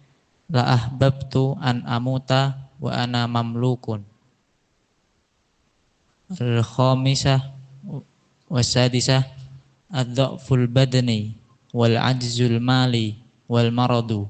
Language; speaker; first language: Arabic; non-native, learner; Indonesian